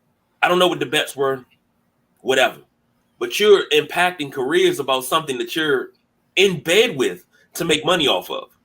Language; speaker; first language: English; native; English